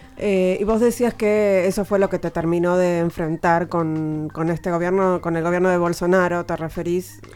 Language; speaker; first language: Spanish; native; Spanish